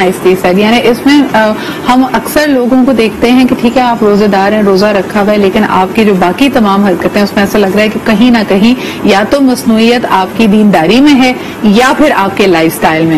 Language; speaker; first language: Urdu; native; Urdu